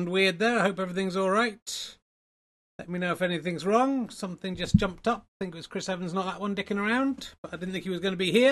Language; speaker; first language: English; native; English